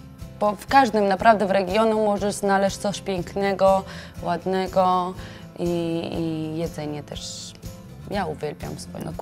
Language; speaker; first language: Polish; non-native, learner; Georgian